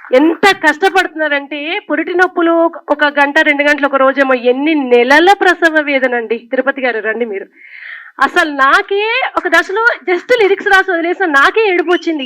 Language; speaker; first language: Telugu; native; Telugu